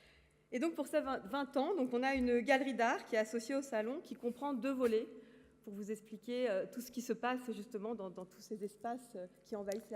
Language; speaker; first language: French; native; French